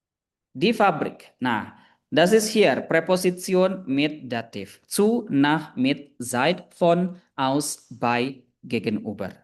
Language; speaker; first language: German; non-native, fluent; Indonesian